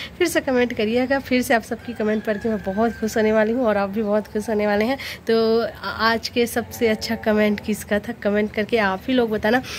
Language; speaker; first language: Hindi; native; Hindi